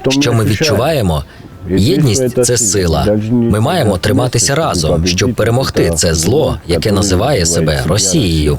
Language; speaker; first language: Ukrainian; non-native, fluent; Georgian